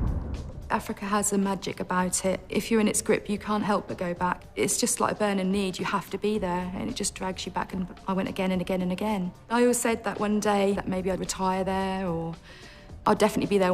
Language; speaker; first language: English; native; English